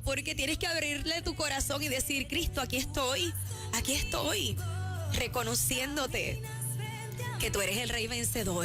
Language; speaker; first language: Spanish; native; Spanish